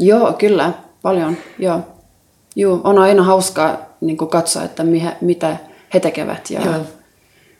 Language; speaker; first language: Finnish; non-native, local second language; Swedish